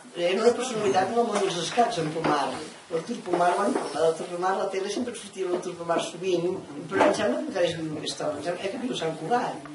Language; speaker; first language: Catalan; native; Catalan